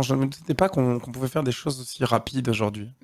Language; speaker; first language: French; native; French